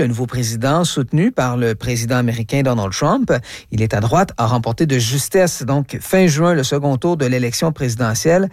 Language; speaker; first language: French; native; French